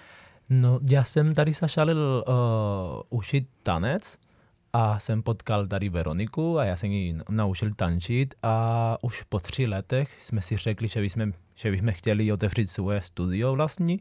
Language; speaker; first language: Czech; non-native, fluent; Spanish